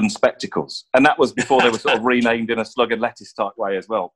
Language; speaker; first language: English; native; English